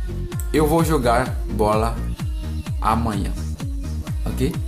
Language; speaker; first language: Portuguese; non-native, learner; Haitian Creole